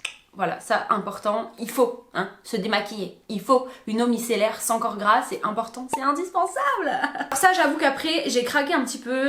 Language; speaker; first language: French; native; French